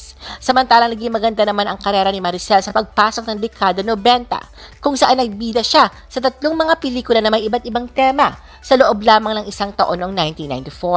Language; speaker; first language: Filipino; native; Filipino